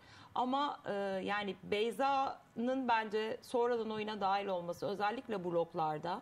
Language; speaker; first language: Turkish; native; Turkish